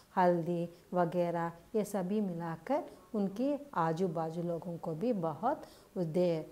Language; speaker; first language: Hindi; non-native, local second language; Telugu